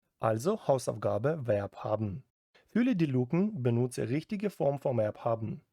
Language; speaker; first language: German; non-native, fluent; Ukrainian